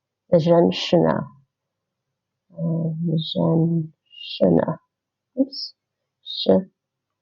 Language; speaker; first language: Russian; non-native, learner; English